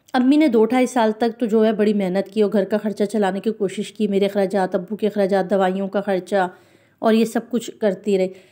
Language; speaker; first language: Urdu; non-native, local second language; Punjabi